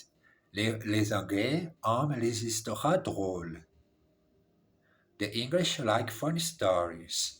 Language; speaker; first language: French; non-native, learner; English